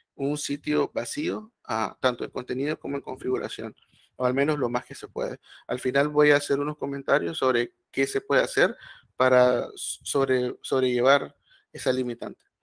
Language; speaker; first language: Spanish; native; Spanish